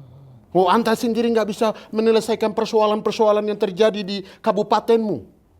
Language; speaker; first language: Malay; non-native, local second language; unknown